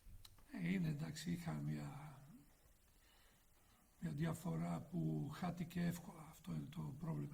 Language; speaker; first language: Greek; non-native, fluent; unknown